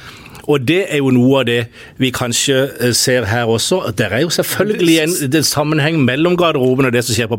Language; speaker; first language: Norwegian; native; Norwegian